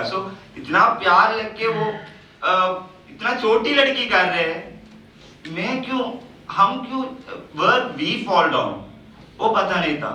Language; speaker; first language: Hindi; non-native, local second language; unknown